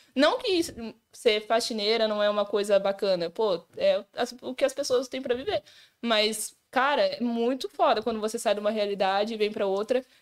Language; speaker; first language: Portuguese; native; Portuguese